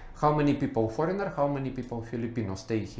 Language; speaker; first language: English; non-native, learner; Ukrainian